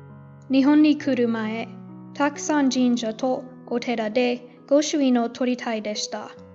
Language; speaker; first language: Japanese; non-native, learner; English